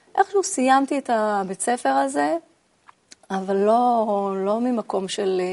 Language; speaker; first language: Hebrew; native; Hebrew